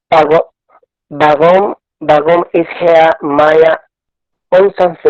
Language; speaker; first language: German; non-native, learner; Spanish